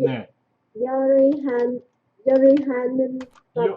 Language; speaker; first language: Korean; non-native, learner; Vietnamese